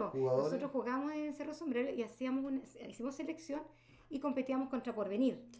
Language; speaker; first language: Spanish; native; Spanish